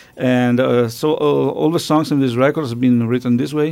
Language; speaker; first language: English; non-native, fluent; Italian